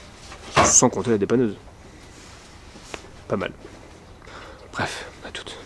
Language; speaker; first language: French; native; French